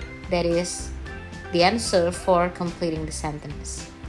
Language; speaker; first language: English; non-native, fluent; Indonesian